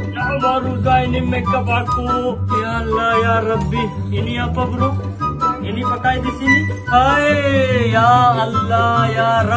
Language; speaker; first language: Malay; non-native, learner; Urdu